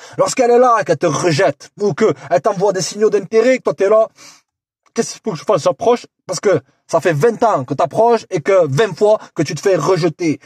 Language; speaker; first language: French; native; French